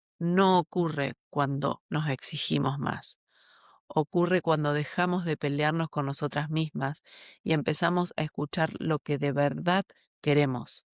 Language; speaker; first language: Spanish; native; Spanish